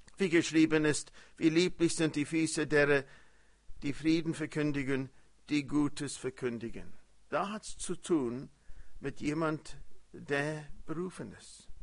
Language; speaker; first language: German; early bilingual, heritage; German